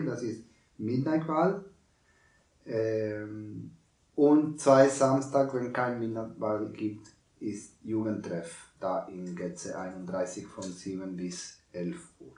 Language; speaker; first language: German; non-native, learner; Spanish